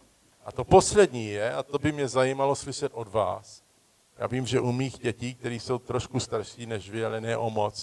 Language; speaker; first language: Czech; early bilingual, heritage; Czech